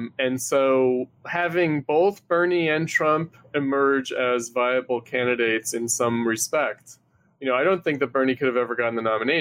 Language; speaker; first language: English; native; English